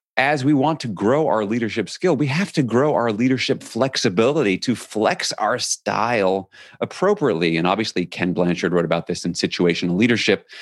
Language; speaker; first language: English; native; English